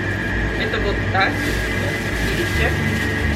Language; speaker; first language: Russian; non-native, local second language; Armenian